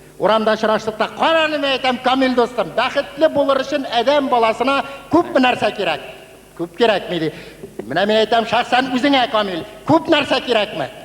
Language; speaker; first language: Tatar; native; Tatar